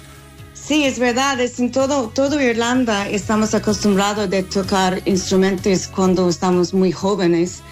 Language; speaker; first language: Spanish; non-native, learner; English